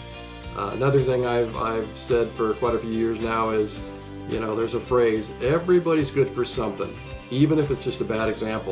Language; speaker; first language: English; native; English